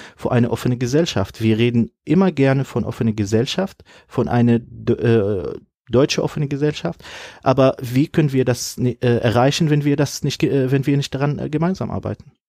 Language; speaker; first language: German; non-native, fluent; Arabic